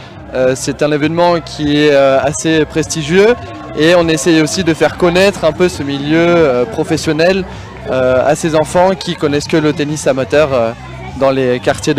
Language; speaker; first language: French; native; French